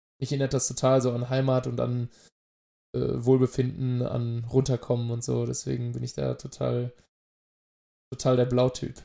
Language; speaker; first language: German; native; German